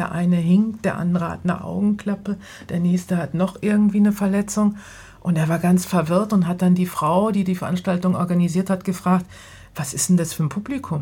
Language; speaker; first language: German; native; German